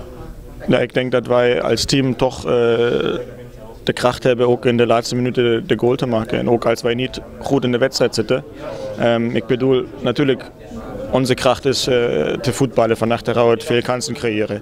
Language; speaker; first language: Dutch; non-native, fluent; German